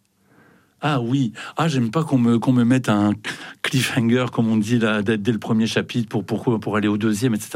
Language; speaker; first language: French; native; French